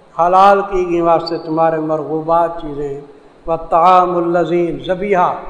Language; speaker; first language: Urdu; non-native, local second language; Saraiki